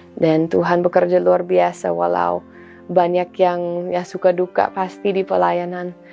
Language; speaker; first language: Indonesian; non-native, fluent; English